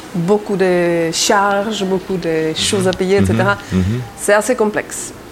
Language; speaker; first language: French; non-native, fluent; Czech